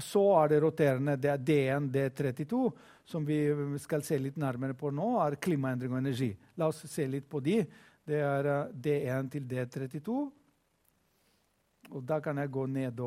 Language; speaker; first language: Norwegian; non-native, fluent; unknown